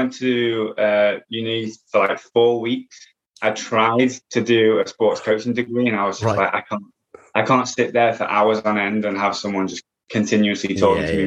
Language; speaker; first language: English; native; English